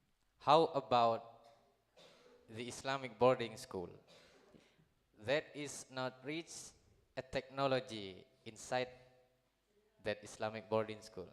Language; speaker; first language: English; non-native, learner; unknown